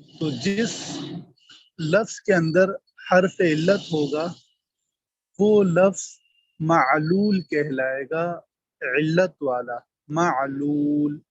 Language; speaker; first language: Urdu; native; Urdu